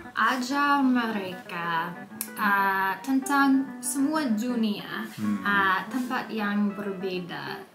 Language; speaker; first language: Indonesian; non-native, learner; English